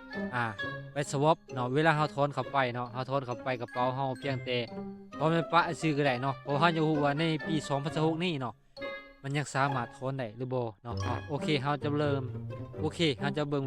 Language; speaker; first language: Thai; non-native, local second language; Northeastern Thai